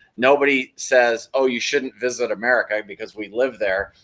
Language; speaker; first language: English; native; English